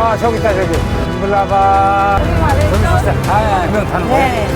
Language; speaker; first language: Korean; native; Korean